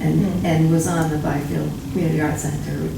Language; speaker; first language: English; native; English